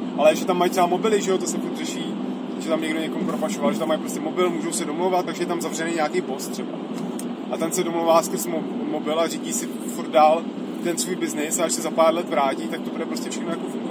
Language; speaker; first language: Czech; native; Czech